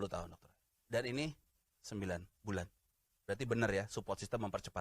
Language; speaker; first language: Indonesian; native; Indonesian